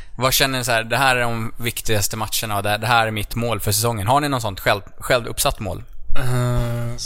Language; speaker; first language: Swedish; native; Swedish